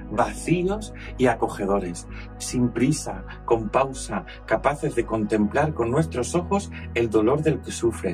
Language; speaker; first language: Spanish; native; Spanish